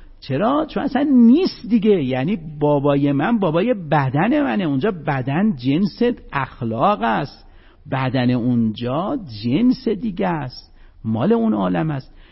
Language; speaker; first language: Persian; non-native, local second language; Azerbaijani